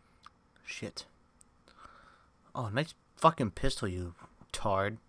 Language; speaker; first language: English; native; English